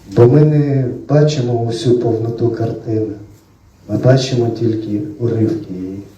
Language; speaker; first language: Ukrainian; non-native, local second language; Russian